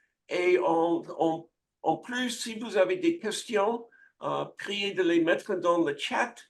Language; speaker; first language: French; non-native, fluent; English